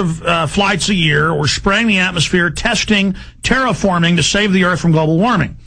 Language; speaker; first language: English; native; English